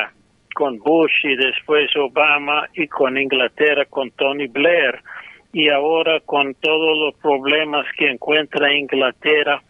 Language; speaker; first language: Spanish; non-native, fluent; English